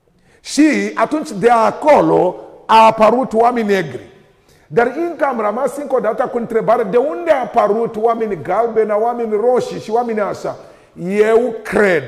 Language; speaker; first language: Romanian; non-native, learner; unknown